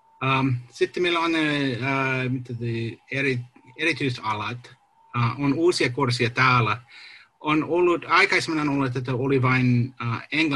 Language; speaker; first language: Finnish; non-native, learner; English